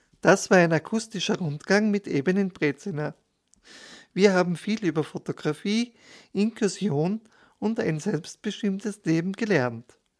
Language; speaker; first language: German; non-native, learner; Romanian